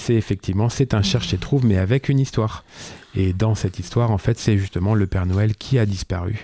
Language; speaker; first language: French; native; French